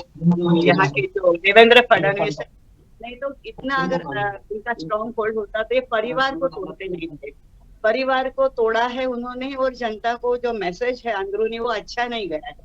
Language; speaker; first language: Hindi; non-native, local second language; Marathi